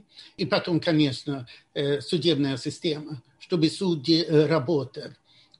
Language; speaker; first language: Russian; non-native, fluent; Swedish